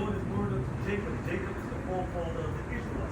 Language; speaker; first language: English; native; English